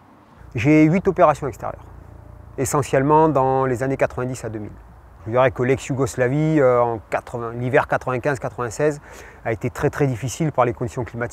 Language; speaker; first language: French; native; French